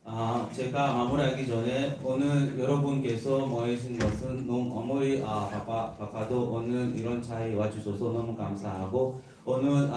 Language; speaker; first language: Korean; non-native, learner; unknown